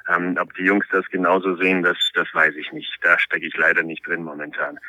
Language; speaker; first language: German; non-native, fluent; Polish